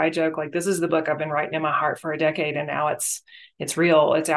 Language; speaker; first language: English; native; English